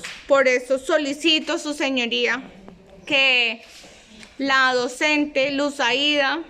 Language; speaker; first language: Spanish; native; Spanish